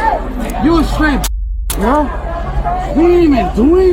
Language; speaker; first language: English; native; English